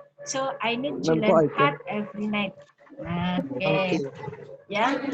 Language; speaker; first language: English; non-native, learner; Indonesian